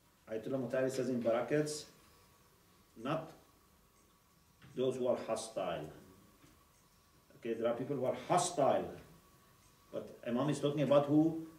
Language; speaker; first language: English; non-native, fluent; Persian